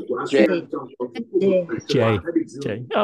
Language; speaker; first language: English; non-native, fluent; Vietnamese